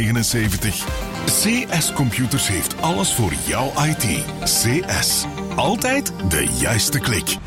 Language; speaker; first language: Dutch; native; Dutch